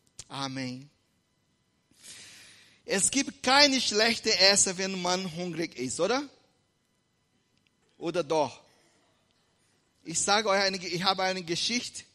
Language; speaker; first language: German; non-native, fluent; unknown